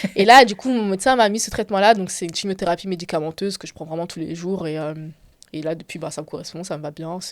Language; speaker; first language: French; native; French